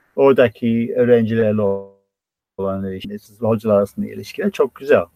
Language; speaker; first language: Turkish; non-native, fluent; English